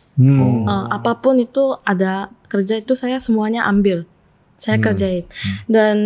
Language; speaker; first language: Indonesian; non-native, fluent; Korean